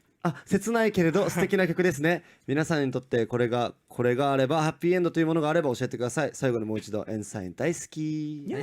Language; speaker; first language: Japanese; non-native, fluent; Korean